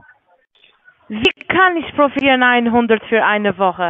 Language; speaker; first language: German; non-native, learner; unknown